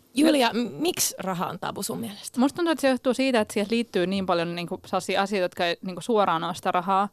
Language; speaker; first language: Finnish; native; Finnish